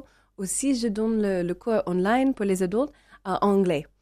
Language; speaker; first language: French; non-native, learner; English